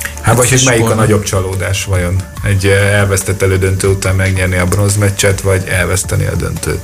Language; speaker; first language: Hungarian; native; Hungarian